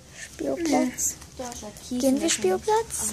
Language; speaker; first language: German; non-native, learner; English